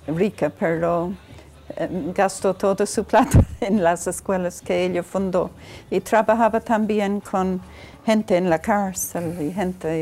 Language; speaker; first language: Spanish; non-native, fluent; English